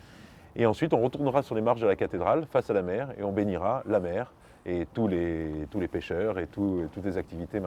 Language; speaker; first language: French; native; French